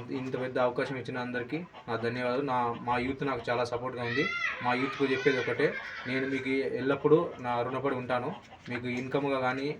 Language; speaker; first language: Telugu; non-native, local second language; Lambadi